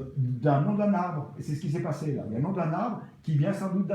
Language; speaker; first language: French; native; French